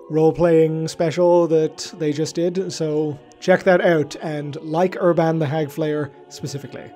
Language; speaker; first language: English; native; English